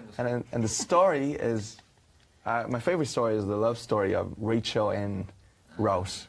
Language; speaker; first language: English; non-native, fluent; Korean